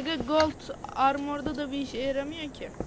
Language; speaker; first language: Turkish; native; Turkish